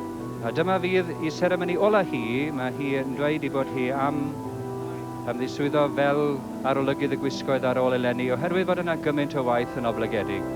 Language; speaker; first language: Welsh; native; Welsh